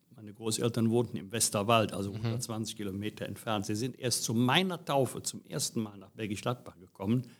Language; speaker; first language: German; native; German